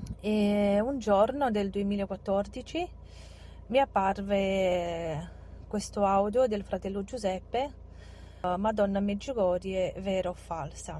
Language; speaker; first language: Italian; non-native, fluent; Romanian